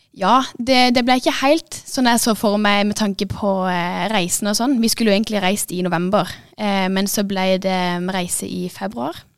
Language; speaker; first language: Norwegian; native; Norwegian